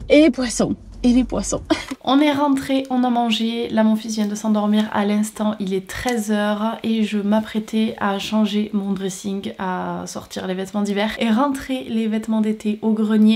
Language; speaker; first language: French; native; French